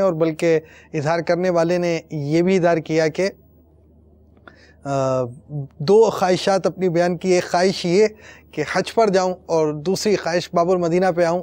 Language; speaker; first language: Urdu; native; Urdu